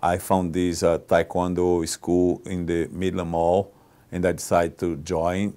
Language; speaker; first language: English; non-native, fluent; Portuguese